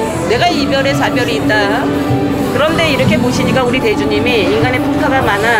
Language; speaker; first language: Korean; native; Korean